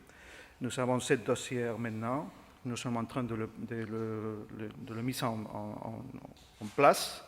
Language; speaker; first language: French; non-native, fluent; Spanish